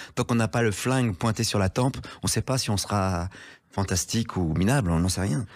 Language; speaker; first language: French; native; French